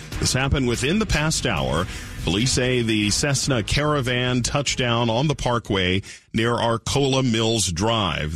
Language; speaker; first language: English; native; English